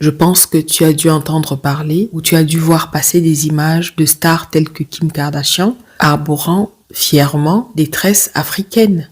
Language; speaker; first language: French; native; French